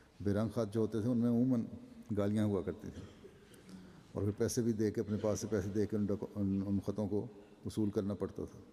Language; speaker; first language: Urdu; native; Urdu